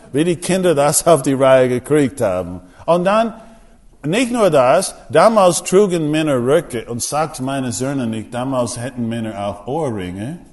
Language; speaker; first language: German; non-native, fluent; English